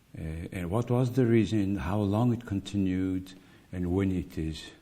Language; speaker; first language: English; non-native, fluent; Mongolian